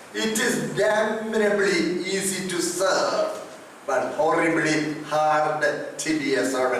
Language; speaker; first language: English; non-native, local second language; Malayalam